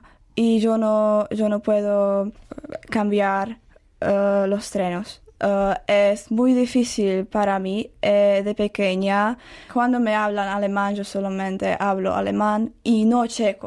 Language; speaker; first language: Spanish; non-native, learner; Czech